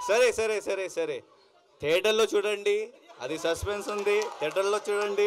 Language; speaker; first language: Telugu; non-native, local second language; Urdu